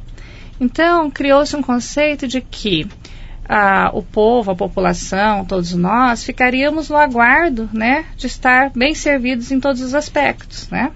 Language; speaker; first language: Portuguese; native; Portuguese